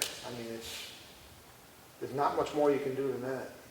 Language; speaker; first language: English; native; English